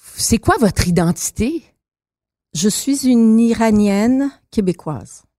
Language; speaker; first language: French; native; French